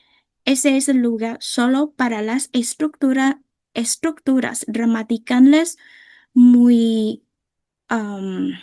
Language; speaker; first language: Spanish; non-native, fluent; Vietnamese